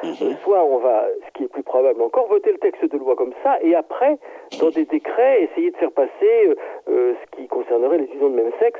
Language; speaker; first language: French; native; French